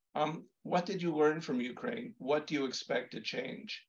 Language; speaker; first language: English; native; English